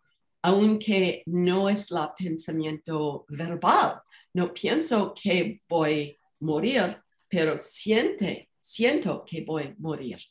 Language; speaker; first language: Spanish; non-native, fluent; English